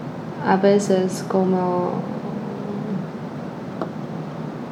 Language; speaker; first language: Spanish; non-native, learner; Chinese